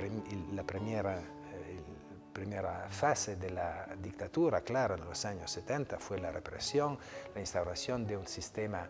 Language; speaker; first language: Spanish; non-native, fluent; Italian